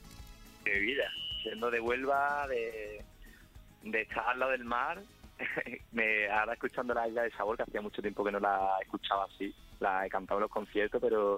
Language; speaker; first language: Spanish; native; Spanish